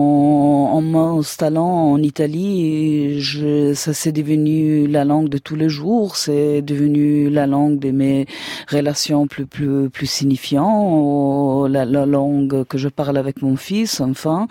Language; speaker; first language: French; non-native, fluent; German